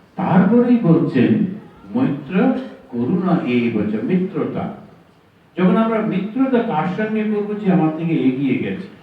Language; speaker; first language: Bangla; native; Bangla